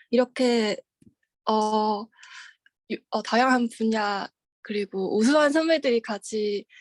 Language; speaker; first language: Korean; non-native, fluent; Chinese